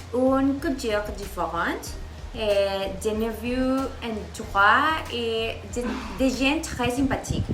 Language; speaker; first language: French; non-native, learner; Spanish